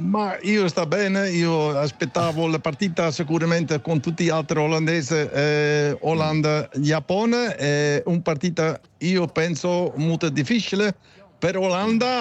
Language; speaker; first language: Italian; non-native, learner; Dutch